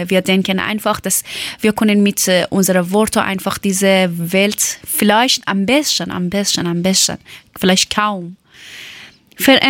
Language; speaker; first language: German; non-native, learner; Persian